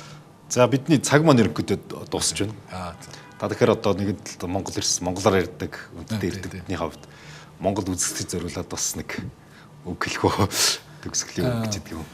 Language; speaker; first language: Mongolian; native; Mongolian